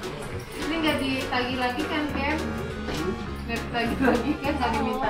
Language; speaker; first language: Indonesian; native; Indonesian